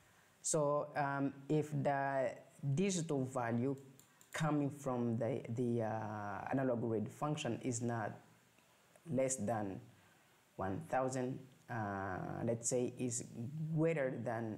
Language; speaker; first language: English; non-native, fluent; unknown